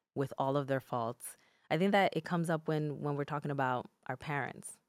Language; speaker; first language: English; early bilingual, other home language; Spanish